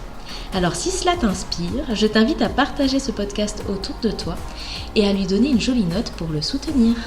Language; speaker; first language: French; native; French